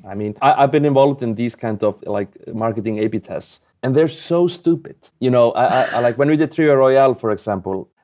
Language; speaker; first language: English; non-native, fluent; Icelandic